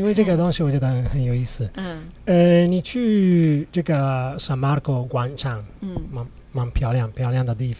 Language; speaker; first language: Chinese; non-native, learner; Italian